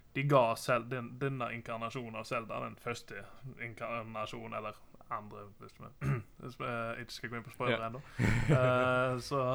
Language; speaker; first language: Norwegian; native; Norwegian